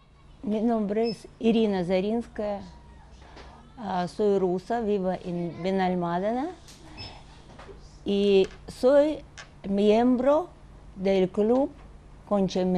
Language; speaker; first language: Spanish; non-native, fluent; Russian